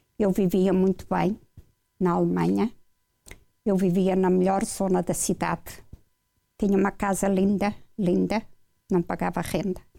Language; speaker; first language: Portuguese; native; Portuguese